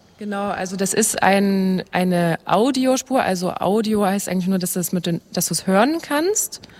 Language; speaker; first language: German; native; German